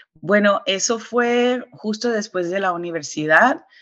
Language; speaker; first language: Spanish; early bilingual, heritage; Spanish